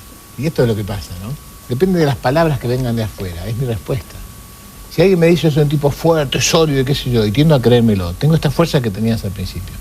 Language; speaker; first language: Spanish; native; Spanish